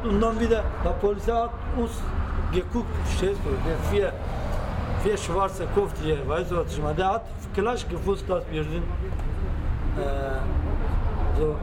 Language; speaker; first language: German; non-native, learner; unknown